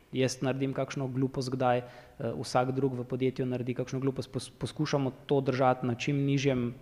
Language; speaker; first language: Slovenian; native; Slovenian